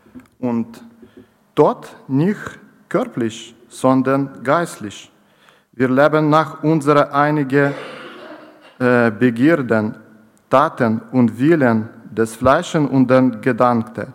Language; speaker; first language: German; non-native, learner; Ukrainian